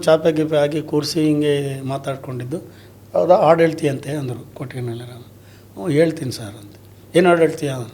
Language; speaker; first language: Kannada; non-native, local second language; Telugu